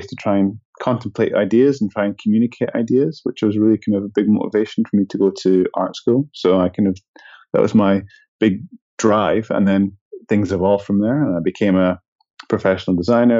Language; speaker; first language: English; native; English